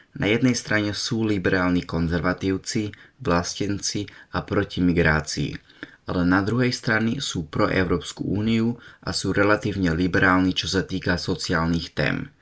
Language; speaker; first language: Slovak; early bilingual, heritage; Slovak